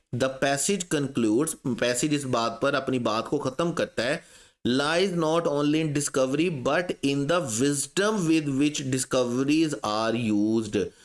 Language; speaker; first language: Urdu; non-native, local second language; Punjabi